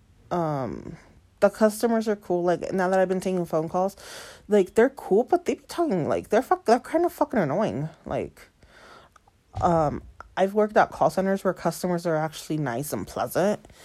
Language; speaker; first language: English; early bilingual, other home language; Spanish